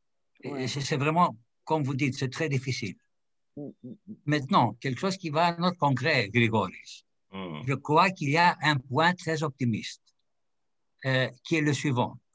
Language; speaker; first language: French; non-native, fluent; Greek